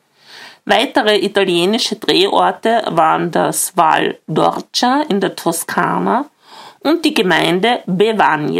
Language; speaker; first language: German; native; German